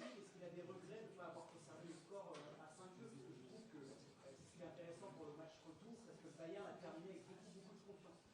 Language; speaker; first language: French; native; French